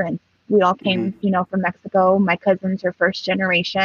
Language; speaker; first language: English; early bilingual, other home language; Spanish